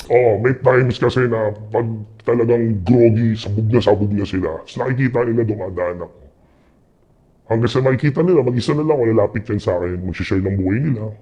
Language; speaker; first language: Filipino; native; Filipino